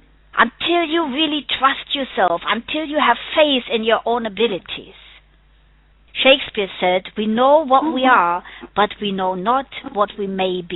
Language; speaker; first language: English; non-native, fluent; German